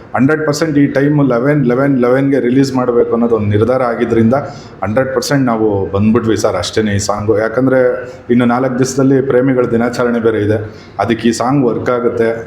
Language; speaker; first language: Kannada; native; Kannada